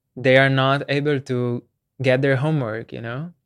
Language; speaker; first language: English; non-native, fluent; Slovenian